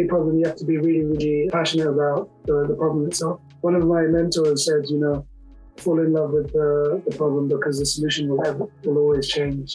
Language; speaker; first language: English; native; English